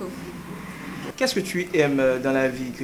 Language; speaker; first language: French; non-native, local second language; Haitian Creole